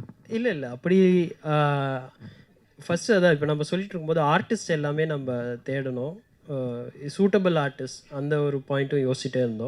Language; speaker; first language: Tamil; native; Tamil